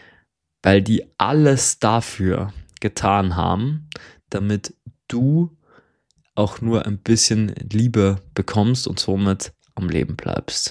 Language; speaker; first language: German; native; German